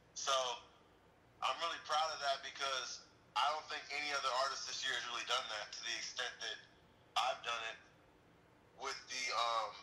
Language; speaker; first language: English; native; English